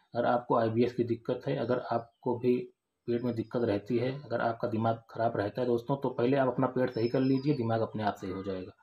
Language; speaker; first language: Hindi; native; Hindi